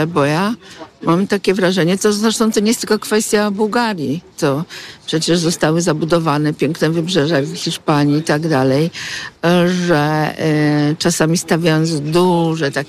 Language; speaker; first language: Polish; native; Polish